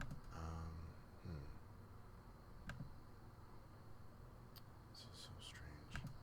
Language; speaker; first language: English; non-native, learner; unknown